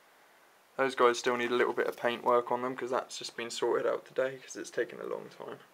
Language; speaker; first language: English; native; English